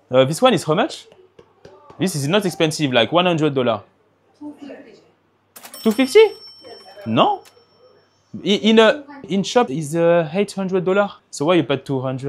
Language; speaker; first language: English; non-native, learner; French